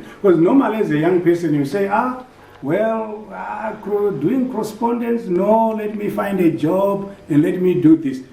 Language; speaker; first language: English; non-native, local second language; Shona